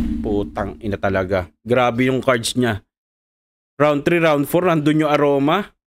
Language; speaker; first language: Filipino; native; Filipino